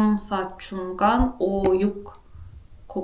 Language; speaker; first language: Korean; non-native, learner; Russian